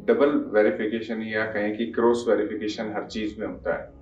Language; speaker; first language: Hindi; native; Hindi